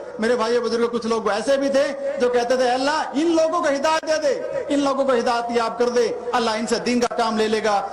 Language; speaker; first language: Urdu; non-native, local second language; Hindi